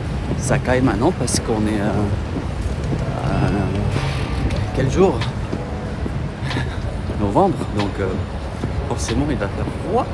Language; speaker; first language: French; non-native, fluent; English